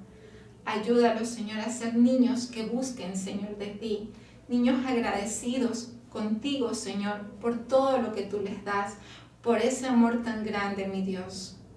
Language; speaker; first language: Spanish; native; Spanish